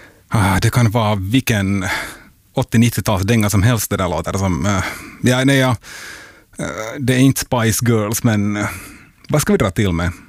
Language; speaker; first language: Swedish; native; Swedish